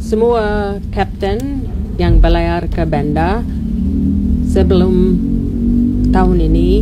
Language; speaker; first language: Indonesian; non-native, learner; English